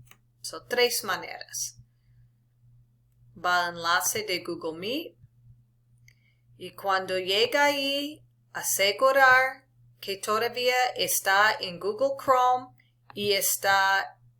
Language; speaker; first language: Spanish; non-native, local second language; English